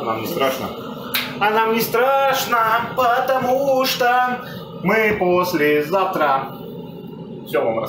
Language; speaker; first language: Russian; native; Russian